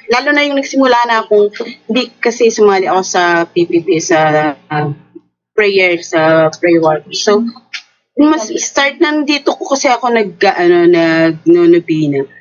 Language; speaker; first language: Filipino; native; Filipino